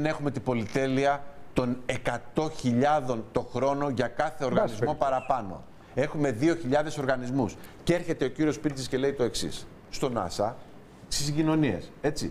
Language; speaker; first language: Greek; native; Greek